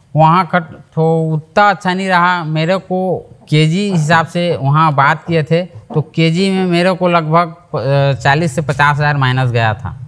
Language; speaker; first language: Hindi; native; Hindi